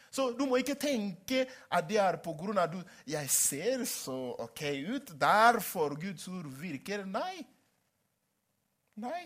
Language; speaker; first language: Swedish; non-native, fluent; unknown